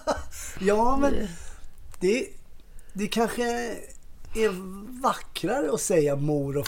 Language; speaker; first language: Swedish; native; Swedish